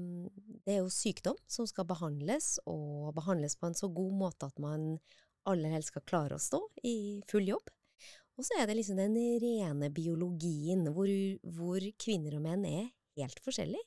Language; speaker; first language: Norwegian; native; Norwegian